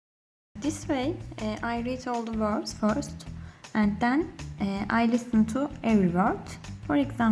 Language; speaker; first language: English; non-native, learner; Turkish